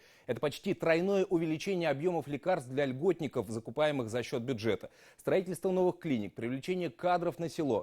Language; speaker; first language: Russian; native; Russian